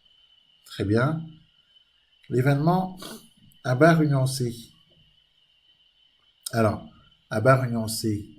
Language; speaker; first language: French; native; French